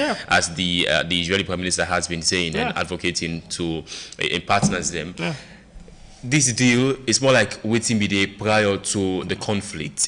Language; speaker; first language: English; non-native, local second language; Krio